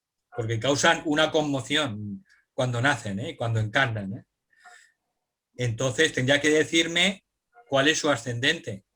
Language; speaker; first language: Spanish; native; Spanish